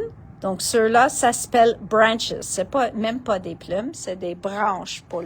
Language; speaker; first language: French; non-native, local second language; English